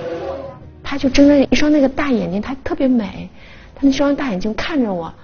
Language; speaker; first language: Chinese; native; Chinese